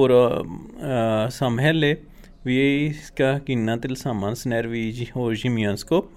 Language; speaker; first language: Swedish; non-native, fluent; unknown